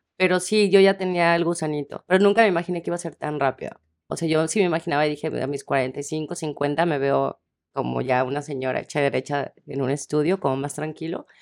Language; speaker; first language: Spanish; native; Spanish